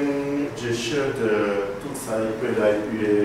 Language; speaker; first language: Chinese; non-native, learner; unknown